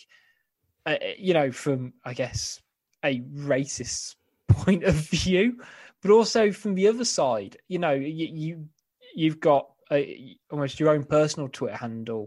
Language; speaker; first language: English; native; English